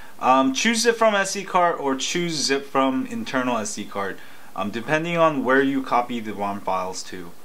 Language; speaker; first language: English; native; English